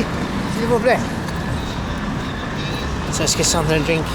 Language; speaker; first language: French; non-native, learner; German